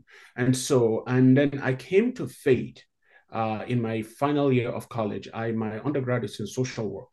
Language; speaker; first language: English; non-native, local second language; Hausa